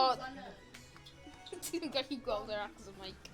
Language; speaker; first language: Welsh; non-native, local second language; English